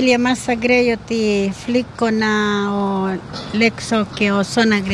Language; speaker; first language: Swedish; non-native, learner; Spanish